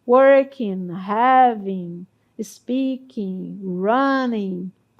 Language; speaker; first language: English; non-native, fluent; Portuguese